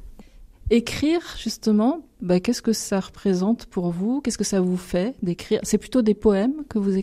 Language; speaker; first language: French; native; French